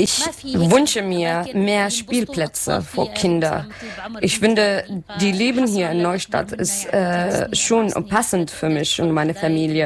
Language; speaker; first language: German; non-native, learner; Arabic